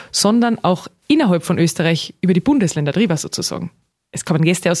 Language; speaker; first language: German; native; German